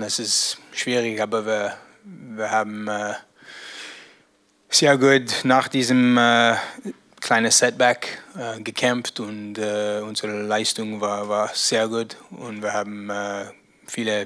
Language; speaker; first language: German; non-native, learner; English